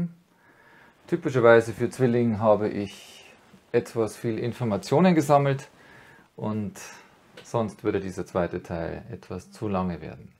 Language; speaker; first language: German; native; German